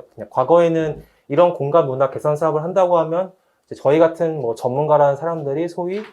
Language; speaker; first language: Korean; native; Korean